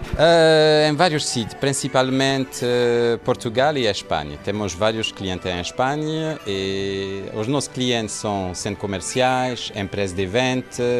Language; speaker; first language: Portuguese; non-native, fluent; French